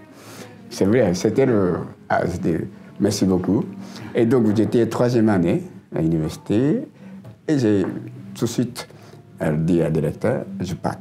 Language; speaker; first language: French; non-native, learner; Japanese